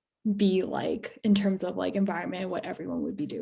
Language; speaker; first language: English; native; English